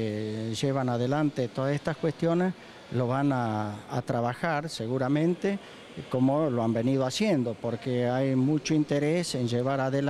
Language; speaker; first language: Spanish; native; Spanish